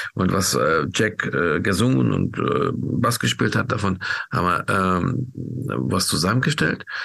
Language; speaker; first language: German; non-native, fluent; Hungarian